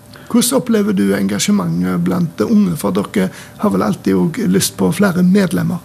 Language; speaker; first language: Norwegian; native; Norwegian